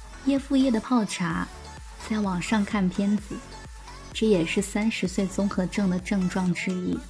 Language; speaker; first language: Chinese; native; Chinese